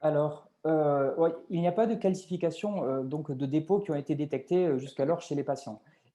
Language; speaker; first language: French; native; French